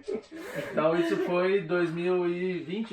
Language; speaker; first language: Portuguese; native; Portuguese